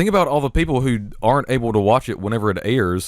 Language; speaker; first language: English; native; English